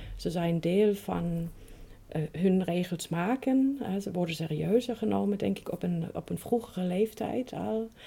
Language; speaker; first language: Dutch; non-native, fluent; German